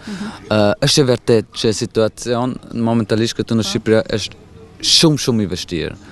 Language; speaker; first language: Albanian; non-native, fluent; German